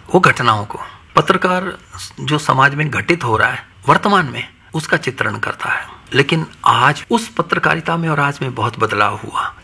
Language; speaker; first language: Hindi; non-native, local second language; Punjabi